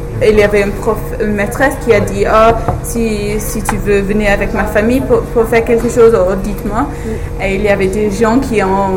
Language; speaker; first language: French; non-native, fluent; English